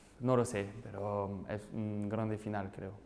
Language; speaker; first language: Spanish; non-native, learner; French